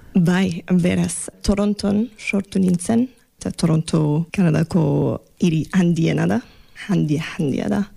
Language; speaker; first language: Basque; non-native, learner; English